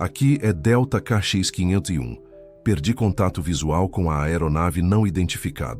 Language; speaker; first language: Portuguese; native; Portuguese